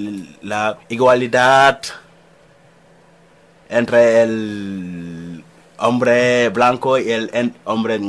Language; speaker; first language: Spanish; non-native, learner; Wolof